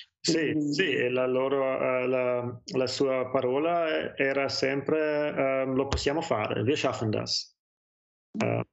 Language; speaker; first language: Italian; non-native, learner; German